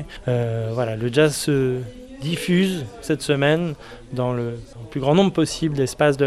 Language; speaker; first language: French; native; French